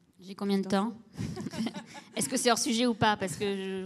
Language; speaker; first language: French; native; French